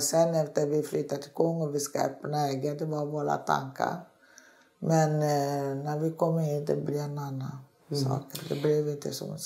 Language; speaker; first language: Swedish; non-native, learner; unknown